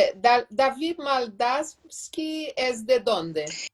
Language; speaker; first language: Spanish; non-native, learner; Portuguese